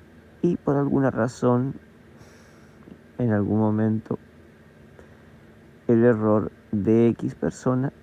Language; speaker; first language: Spanish; native; Spanish